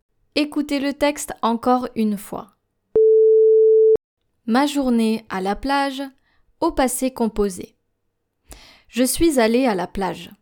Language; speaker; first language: French; non-native, fluent; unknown